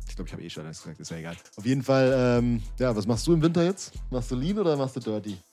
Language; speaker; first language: German; native; German